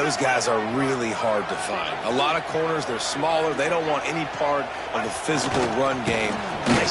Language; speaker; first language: English; native; English